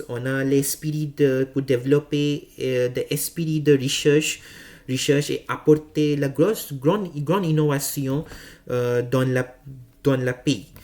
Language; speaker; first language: French; non-native, learner; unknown